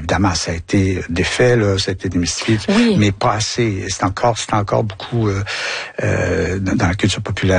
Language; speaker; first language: French; native; French